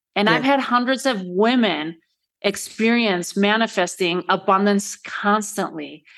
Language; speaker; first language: English; early bilingual, other home language; Spanish